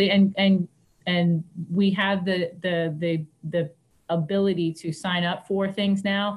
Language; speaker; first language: English; native; English